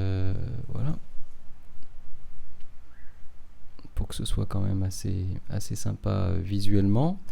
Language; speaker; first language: French; native; French